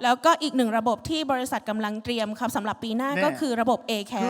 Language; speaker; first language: Thai; native; Thai